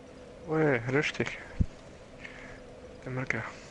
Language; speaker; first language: German; native; German